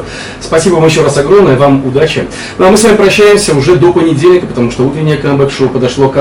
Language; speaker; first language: Russian; native; Russian